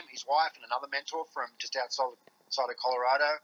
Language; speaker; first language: English; native; English